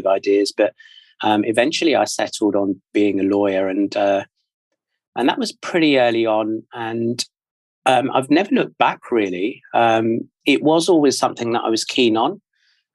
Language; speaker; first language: English; native; English